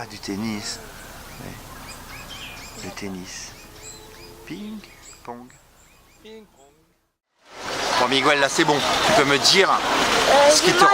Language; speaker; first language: French; native; French